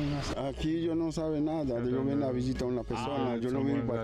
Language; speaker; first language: Spanish; non-native, learner; Haitian Creole